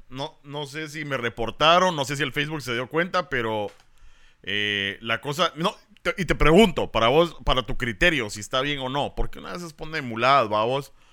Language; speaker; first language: Spanish; native; Spanish